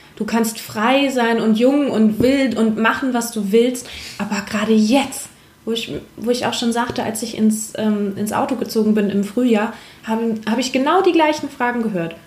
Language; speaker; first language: German; native; German